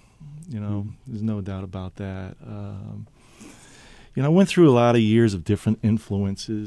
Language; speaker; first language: English; native; English